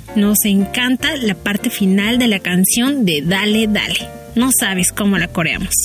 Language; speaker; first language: Spanish; native; Spanish